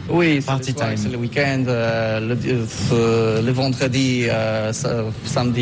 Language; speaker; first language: French; non-native, learner; Polish